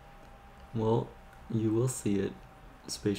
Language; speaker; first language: English; native; English